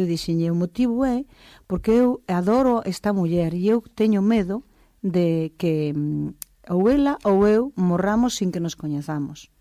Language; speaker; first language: Galician; early bilingual, other home language; Portuguese